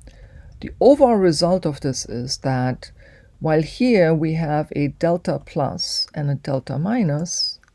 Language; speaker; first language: English; native; English